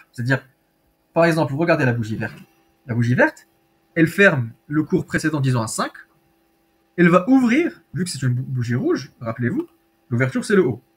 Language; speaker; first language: French; native; French